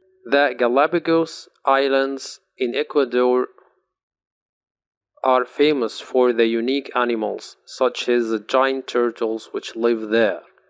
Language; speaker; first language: English; non-native, fluent; Arabic